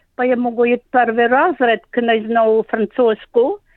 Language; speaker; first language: Slovenian; native; Slovenian